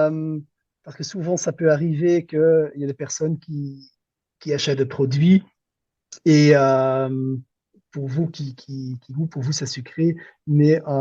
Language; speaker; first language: French; non-native, local second language; Dutch